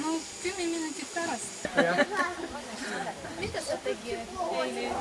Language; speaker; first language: Estonian; non-native, learner; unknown